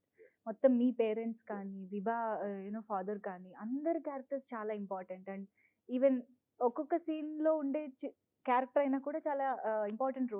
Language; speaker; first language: Telugu; native; Telugu